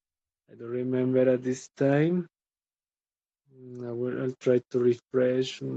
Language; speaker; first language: English; non-native, learner; Spanish